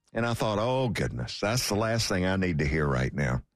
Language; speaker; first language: English; native; English